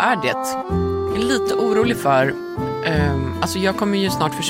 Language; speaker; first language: Swedish; native; Swedish